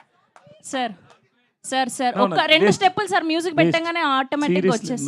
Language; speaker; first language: Telugu; native; Telugu